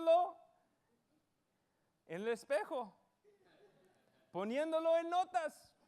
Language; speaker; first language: Spanish; early bilingual, heritage; English